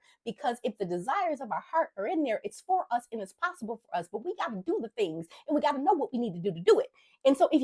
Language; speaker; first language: English; native; English